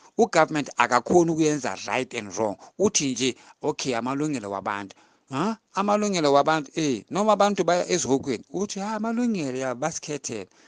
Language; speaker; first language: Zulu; non-native, local second language; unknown